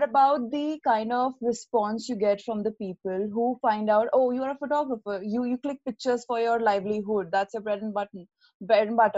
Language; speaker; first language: English; non-native, local second language; Hindi